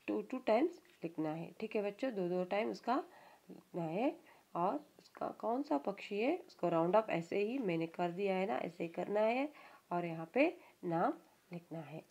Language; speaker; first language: Hindi; non-native, local second language; Kannada